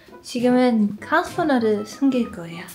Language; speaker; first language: Korean; non-native, learner; German